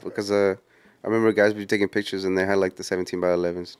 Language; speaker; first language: English; early bilingual, other home language; Spanish